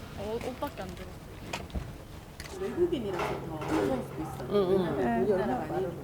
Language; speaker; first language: Korean; non-native, fluent; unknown